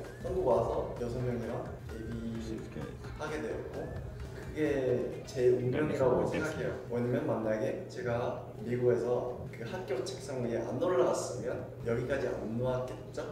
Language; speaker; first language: Korean; non-native, fluent; English